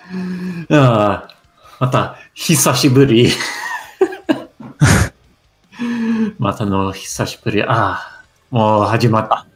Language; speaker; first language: Japanese; non-native, learner; English